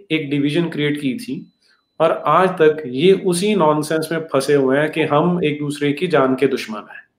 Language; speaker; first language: Hindi; native; Hindi